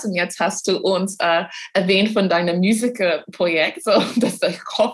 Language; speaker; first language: German; non-native, fluent; English